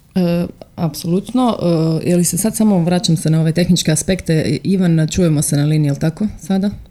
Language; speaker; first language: Croatian; native; Croatian